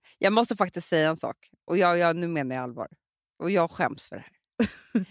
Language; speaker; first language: Swedish; native; Swedish